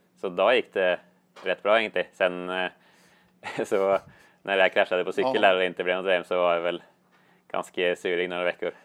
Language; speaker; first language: Swedish; non-native, fluent; Norwegian